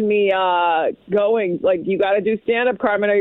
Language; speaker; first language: English; early bilingual, other home language; Spanish